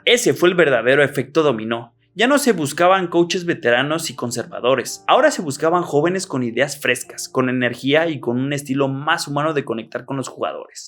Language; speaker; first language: Spanish; native; Spanish